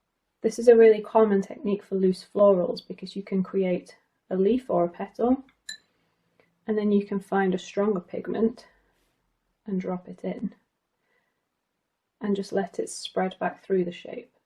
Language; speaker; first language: English; native; English